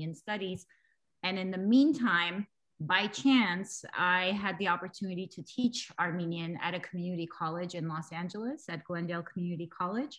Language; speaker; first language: English; early bilingual, other home language; Armenian